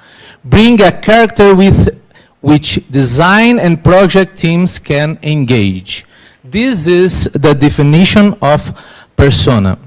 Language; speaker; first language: English; non-native, learner; Portuguese